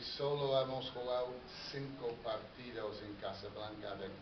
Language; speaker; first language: Spanish; non-native, fluent; English